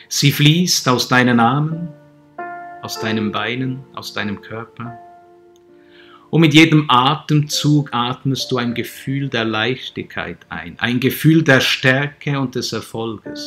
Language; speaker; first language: German; native; German